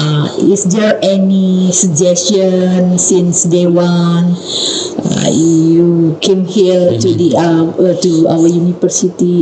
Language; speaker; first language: English; non-native, learner; Indonesian